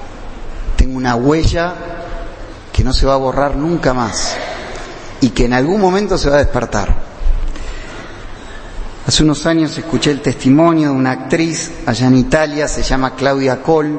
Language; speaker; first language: Spanish; native; Spanish